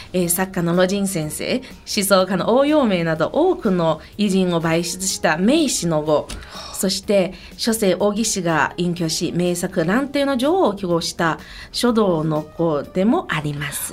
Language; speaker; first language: Japanese; non-native, fluent; Chinese